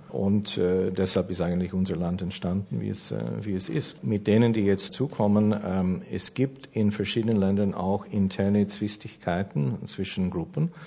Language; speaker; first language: German; early bilingual, heritage; German